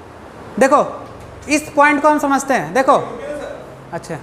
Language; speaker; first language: Hindi; native; Hindi